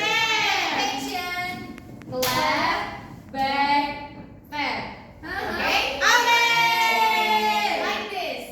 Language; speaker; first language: English; non-native, learner; Indonesian